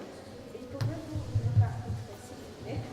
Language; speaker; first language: French; non-native, learner; Russian